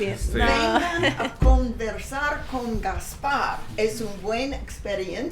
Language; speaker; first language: Spanish; non-native, learner; English